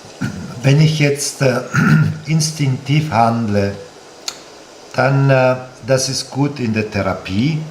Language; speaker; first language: German; non-native, fluent; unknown